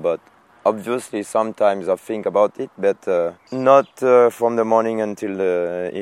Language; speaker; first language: English; non-native, fluent; French